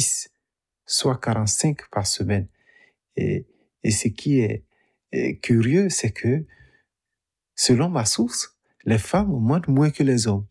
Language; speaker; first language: French; native; French